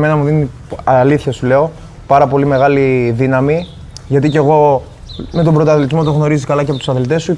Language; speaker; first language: Greek; native; Greek